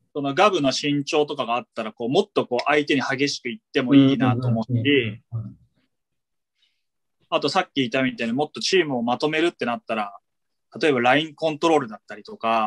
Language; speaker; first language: Japanese; native; Japanese